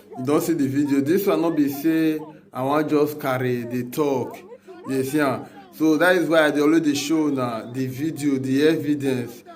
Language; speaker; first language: Nigerian Pidgin; native; Nigerian Pidgin